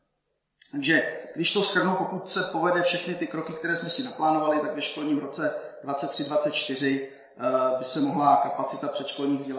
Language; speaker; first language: Czech; native; Czech